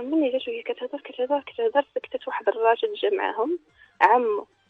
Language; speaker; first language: Arabic; native; Arabic